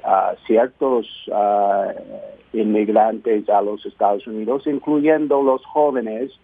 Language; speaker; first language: Spanish; non-native, fluent; English